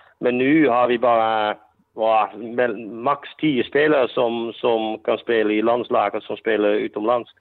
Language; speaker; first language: Swedish; non-native, fluent; Dutch